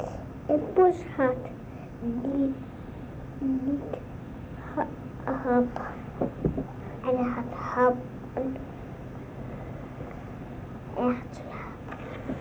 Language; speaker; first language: Dutch; early bilingual, other home language; Arabic